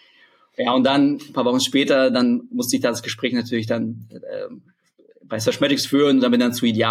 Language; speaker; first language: German; early bilingual, other home language; Russian